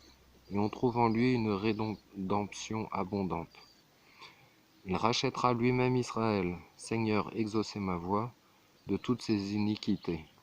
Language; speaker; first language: French; native; French